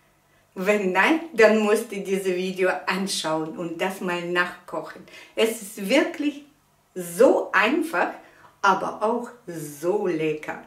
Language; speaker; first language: German; non-native, fluent; Russian